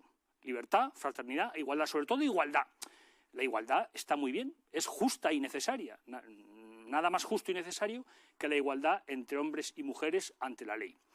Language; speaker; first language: Spanish; native; Spanish